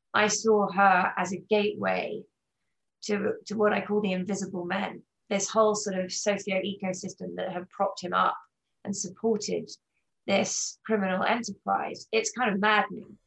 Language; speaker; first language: English; native; English